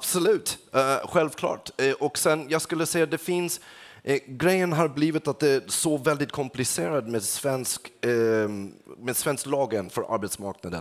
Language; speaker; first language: Swedish; non-native, fluent; English